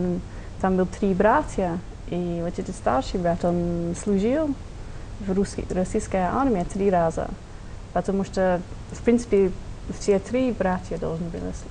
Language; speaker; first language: Russian; non-native, fluent; English